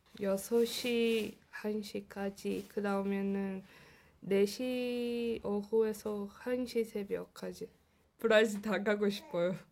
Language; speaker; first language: Korean; non-native, learner; Portuguese